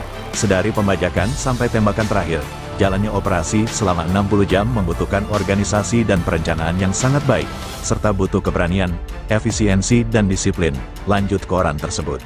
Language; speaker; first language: Indonesian; native; Indonesian